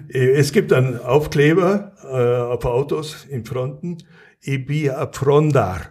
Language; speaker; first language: German; native; German